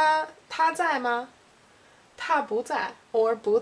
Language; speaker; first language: Chinese; non-native, learner; English